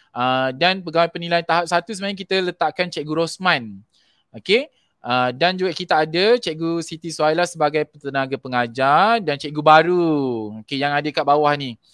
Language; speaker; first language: Malay; native; Malay